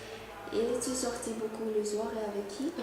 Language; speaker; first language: French; non-native, learner; German